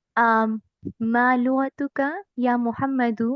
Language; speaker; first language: Arabic; non-native, learner; Urdu